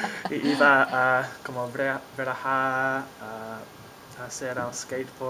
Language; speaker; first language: Spanish; non-native, learner; English